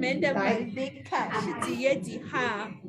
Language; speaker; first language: Chinese; non-native, fluent; English